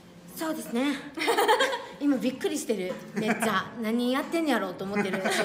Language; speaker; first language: Japanese; native; Japanese